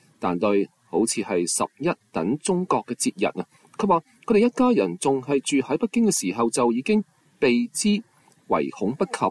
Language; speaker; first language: Chinese; non-native, local second language; Cantonese